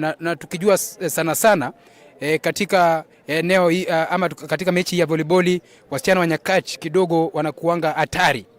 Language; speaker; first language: Swahili; non-native, local second language; Gusii